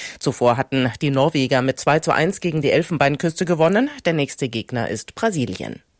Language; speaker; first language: German; native; German